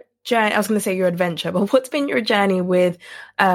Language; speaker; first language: English; native; English